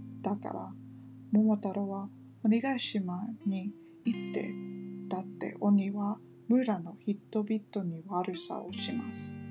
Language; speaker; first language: Japanese; non-native, learner; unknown